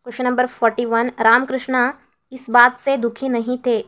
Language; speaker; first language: Hindi; non-native, local second language; Kannada